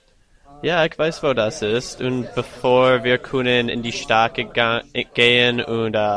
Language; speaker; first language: German; non-native, learner; English